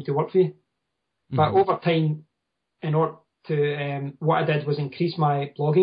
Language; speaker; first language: English; native; English